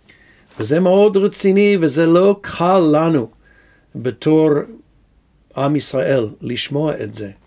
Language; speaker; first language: Hebrew; non-native, fluent; English